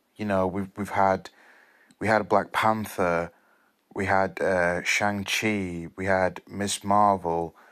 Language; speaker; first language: English; native; English